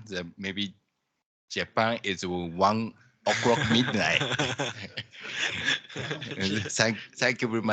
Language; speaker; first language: English; non-native, learner; Japanese